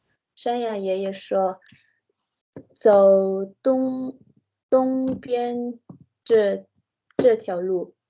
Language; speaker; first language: Chinese; non-native, learner; Tibetan